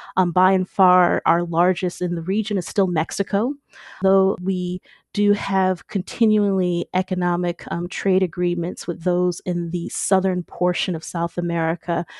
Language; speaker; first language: English; native; English